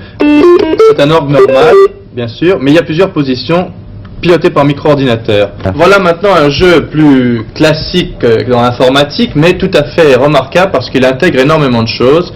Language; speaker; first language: French; native; French